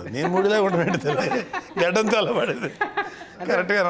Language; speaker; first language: Telugu; native; Telugu